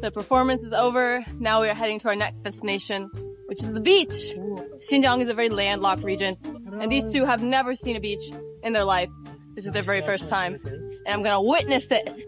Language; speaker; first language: English; native; English